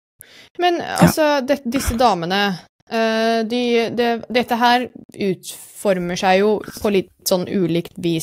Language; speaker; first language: Norwegian; native; Norwegian